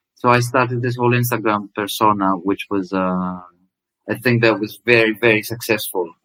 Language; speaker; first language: English; non-native, fluent; Greek